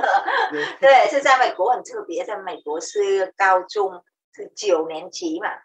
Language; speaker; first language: Chinese; non-native, learner; Vietnamese